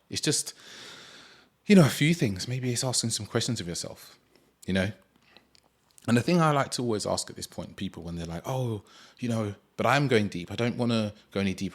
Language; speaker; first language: English; native; English